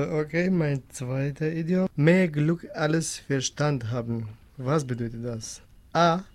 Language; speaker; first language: German; non-native, learner; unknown